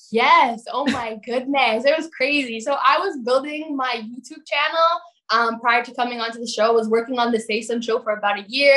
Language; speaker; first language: English; native; English